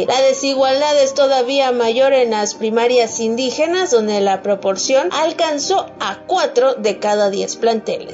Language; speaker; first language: Spanish; native; Spanish